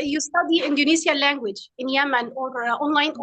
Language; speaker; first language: English; non-native, fluent; Arabic